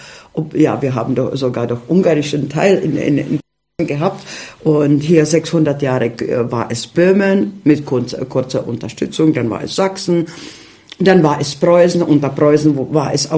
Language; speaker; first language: German; early bilingual, heritage; Czech